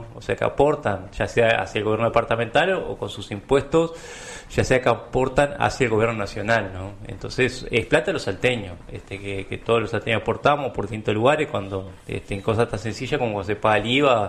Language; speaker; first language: Spanish; native; Spanish